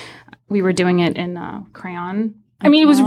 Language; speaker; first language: English; early bilingual, other home language; Persian